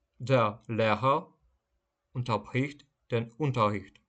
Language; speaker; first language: German; non-native, fluent; Ukrainian